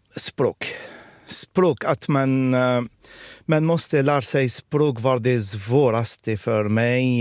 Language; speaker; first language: Swedish; non-native, fluent; Arabic